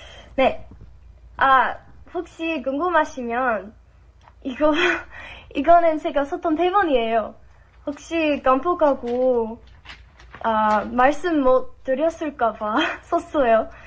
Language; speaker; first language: Korean; non-native, fluent; English